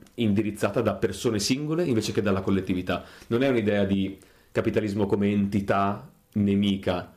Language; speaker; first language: Italian; native; Italian